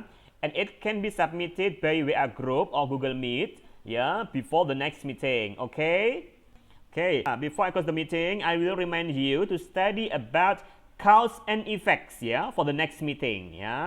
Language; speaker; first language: English; non-native, fluent; Indonesian